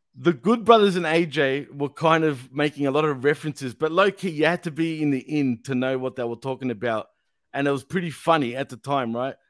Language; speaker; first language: English; native; English